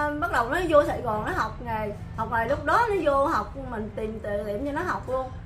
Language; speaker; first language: Vietnamese; native; Vietnamese